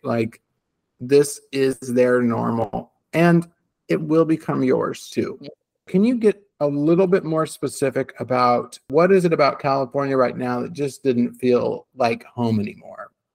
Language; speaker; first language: English; native; English